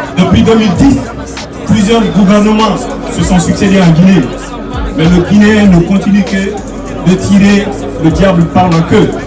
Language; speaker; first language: French; non-native, local second language; Fula